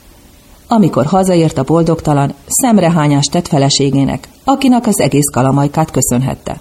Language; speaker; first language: Hungarian; native; Hungarian